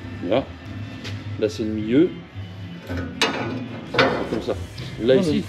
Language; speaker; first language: French; native; French